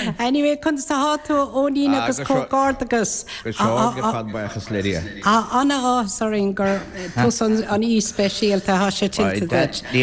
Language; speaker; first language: Irish; native; Irish